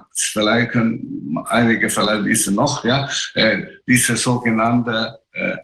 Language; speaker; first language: German; non-native, fluent; Chinese